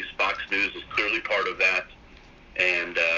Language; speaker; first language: English; native; English